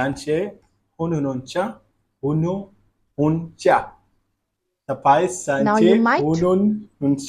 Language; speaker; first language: Nepali; non-native, learner; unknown